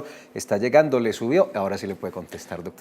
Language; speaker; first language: Spanish; native; Spanish